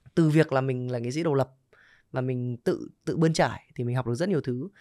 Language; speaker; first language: Vietnamese; native; Vietnamese